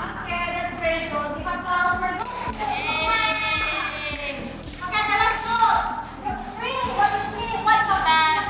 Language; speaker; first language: English; non-native, fluent; Indonesian